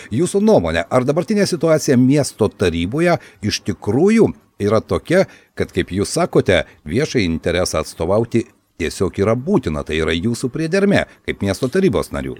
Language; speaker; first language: Lithuanian; native; Lithuanian